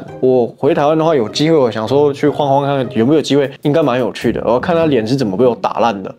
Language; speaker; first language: Chinese; native; Chinese